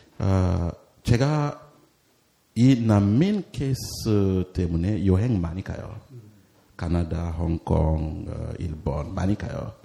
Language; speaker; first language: Korean; non-native, learner; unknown